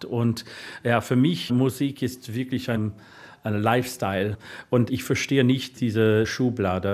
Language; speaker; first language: German; non-native, fluent; English